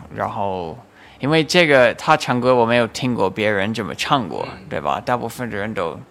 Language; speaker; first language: Chinese; non-native, fluent; English